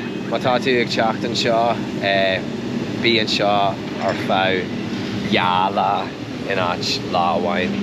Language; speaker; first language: Irish; non-native, local second language; English